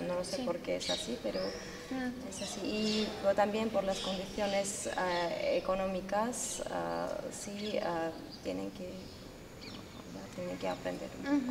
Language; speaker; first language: Spanish; non-native, fluent; Armenian